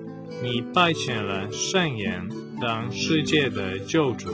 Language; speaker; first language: Chinese; non-native, fluent; Polish